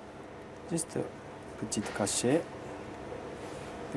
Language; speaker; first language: French; non-native, learner; Japanese